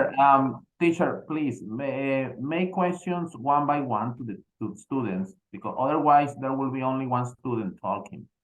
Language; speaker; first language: English; non-native, fluent; Spanish